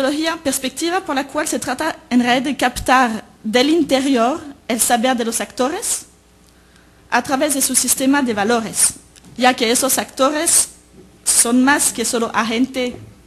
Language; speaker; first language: Spanish; native; Spanish